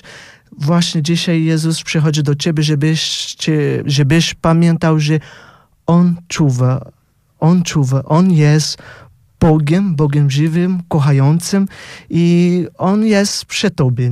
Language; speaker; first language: Polish; non-native, fluent; Portuguese